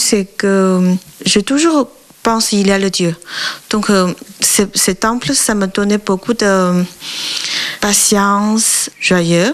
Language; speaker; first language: French; non-native, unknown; Chinese